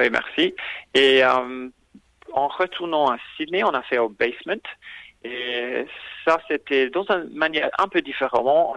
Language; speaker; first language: French; non-native, fluent; English